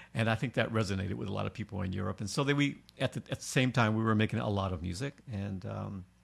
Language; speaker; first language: English; native; English